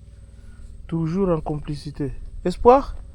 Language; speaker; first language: French; non-native, local second language; Swahili